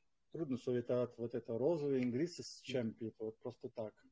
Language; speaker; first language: Russian; non-native, fluent; French